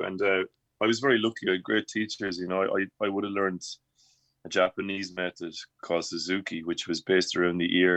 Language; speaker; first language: English; native; English